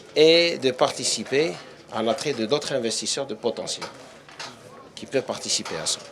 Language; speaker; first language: French; non-native, local second language; Arabic